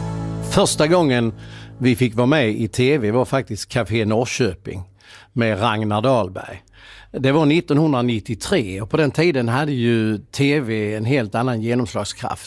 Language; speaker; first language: Swedish; native; Swedish